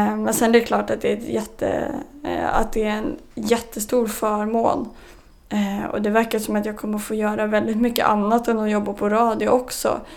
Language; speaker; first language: Swedish; native; Swedish